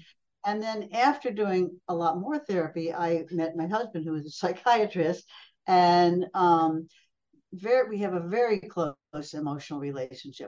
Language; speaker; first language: English; native; English